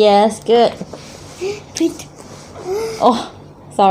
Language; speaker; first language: English; non-native, learner; Thai